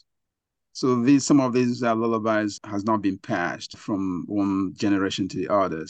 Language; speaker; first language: English; non-native, local second language; Igbo